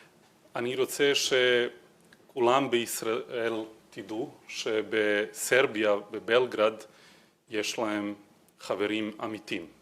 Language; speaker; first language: Hebrew; non-native, fluent; Serbian